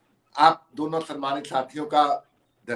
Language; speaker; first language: Hindi; native; Hindi